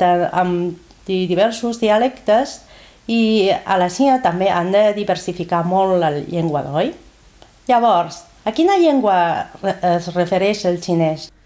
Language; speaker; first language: Catalan; non-native, fluent; Chinese